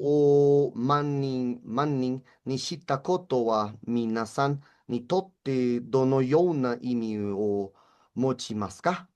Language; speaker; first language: Japanese; non-native, learner; Spanish